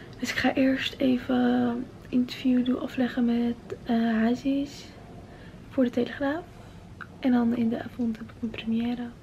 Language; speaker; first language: Dutch; early bilingual, other home language; Arabic